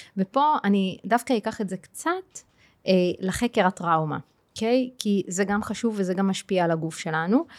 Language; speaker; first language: Hebrew; non-native, local second language; Arabic